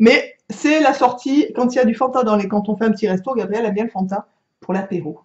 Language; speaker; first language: French; native; French